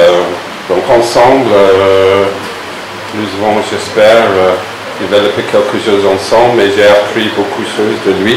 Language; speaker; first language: French; non-native, fluent; English